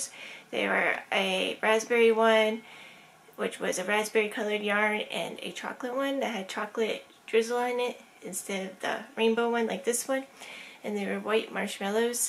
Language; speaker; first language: English; native; English